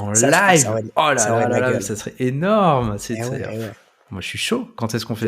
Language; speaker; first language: French; native; French